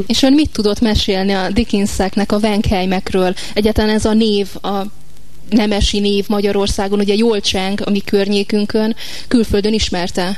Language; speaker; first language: Hungarian; native; Hungarian